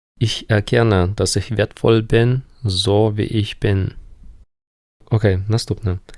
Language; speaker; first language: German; non-native, fluent; Ukrainian